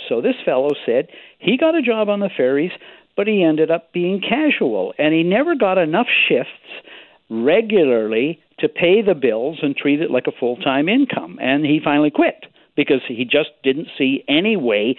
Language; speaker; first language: English; native; English